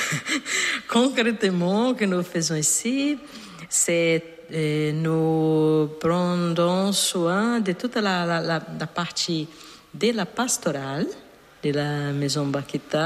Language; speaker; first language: French; non-native, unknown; Portuguese